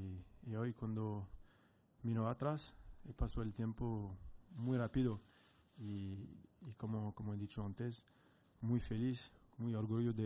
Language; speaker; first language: Spanish; non-native, fluent; French